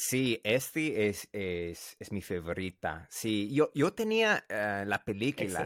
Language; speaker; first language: Spanish; non-native, learner; English